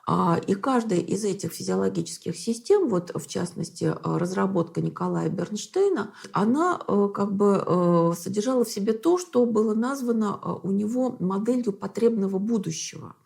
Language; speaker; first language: Russian; native; Russian